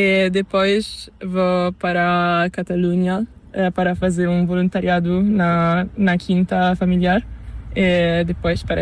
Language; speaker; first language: Spanish; non-native, learner; Portuguese